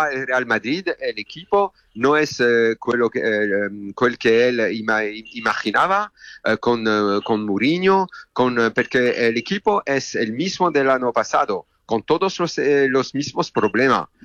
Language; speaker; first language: Spanish; non-native, learner; French